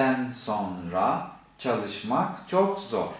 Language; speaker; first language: Turkish; non-native, fluent; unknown